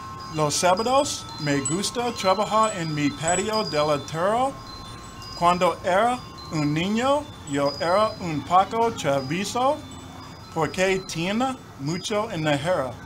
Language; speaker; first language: Spanish; non-native, learner; English